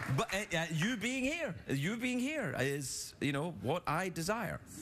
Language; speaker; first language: English; native; English